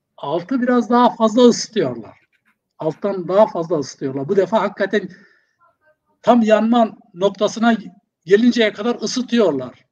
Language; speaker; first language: Turkish; non-native, local second language; Zaza